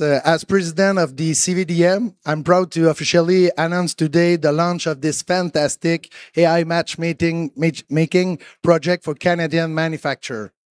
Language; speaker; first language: English; non-native, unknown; French